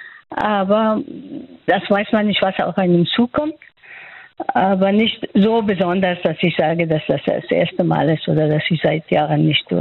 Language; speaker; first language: German; non-native, fluent; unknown